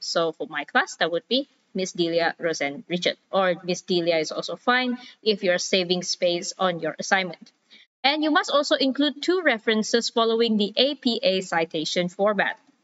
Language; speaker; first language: English; non-native, local second language; Malay